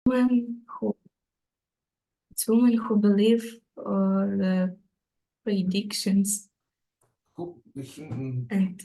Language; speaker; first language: English; non-native, learner; Ukrainian